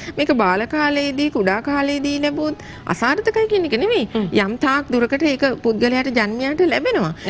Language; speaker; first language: Sinhala; native; Sinhala